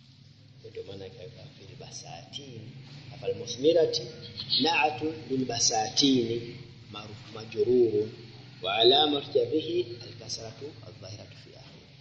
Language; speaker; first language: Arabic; non-native, fluent; Swahili